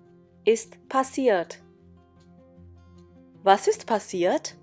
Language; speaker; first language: German; non-native, fluent; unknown